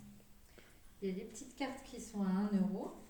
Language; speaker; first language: French; native; French